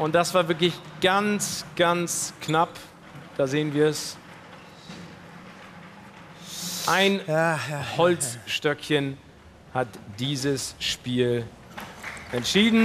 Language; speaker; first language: German; native; German